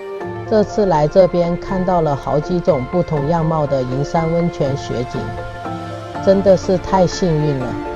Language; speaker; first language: Chinese; native; Chinese